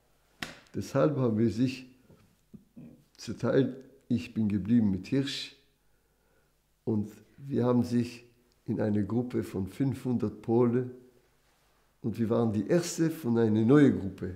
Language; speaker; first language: German; non-native, fluent; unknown